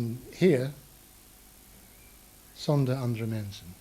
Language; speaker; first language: Dutch; non-native, learner; English